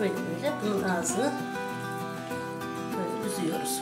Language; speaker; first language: Turkish; native; Turkish